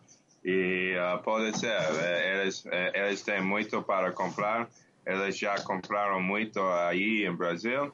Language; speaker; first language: Portuguese; non-native, learner; English